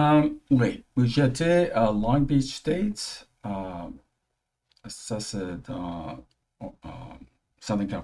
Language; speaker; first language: French; early bilingual, heritage; English